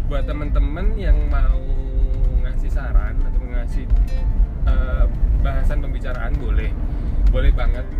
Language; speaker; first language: Indonesian; native; Indonesian